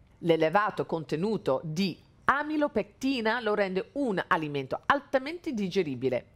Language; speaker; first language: Italian; non-native, fluent; English